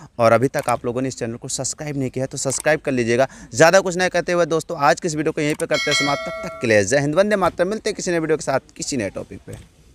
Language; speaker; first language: Hindi; native; Hindi